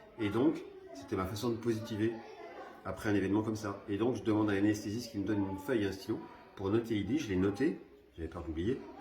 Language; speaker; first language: French; early bilingual, other home language; Spanish